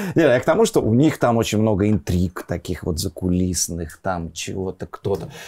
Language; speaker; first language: Russian; native; Russian